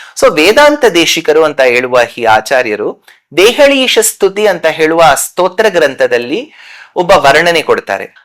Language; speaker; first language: Kannada; non-native, local second language; Tamil